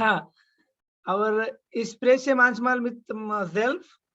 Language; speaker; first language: German; non-native, learner; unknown